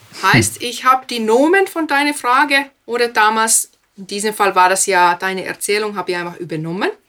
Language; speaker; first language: German; non-native, fluent; Finnish